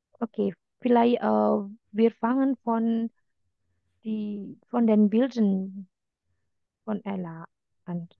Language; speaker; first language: German; non-native, fluent; Indonesian